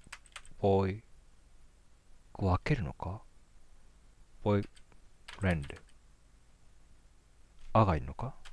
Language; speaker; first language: Japanese; native; Japanese